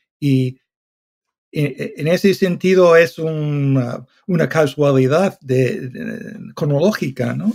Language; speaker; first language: Spanish; non-native, fluent; English